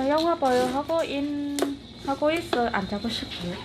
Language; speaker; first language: Korean; non-native, learner; Vietnamese